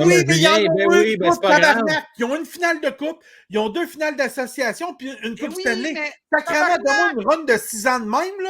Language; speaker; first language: French; native; French